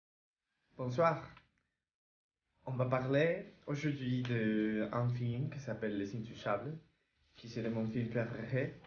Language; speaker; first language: French; non-native, learner; Spanish